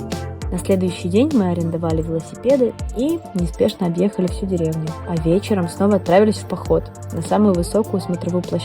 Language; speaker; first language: Russian; native; Russian